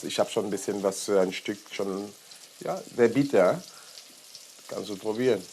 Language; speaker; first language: German; non-native, learner; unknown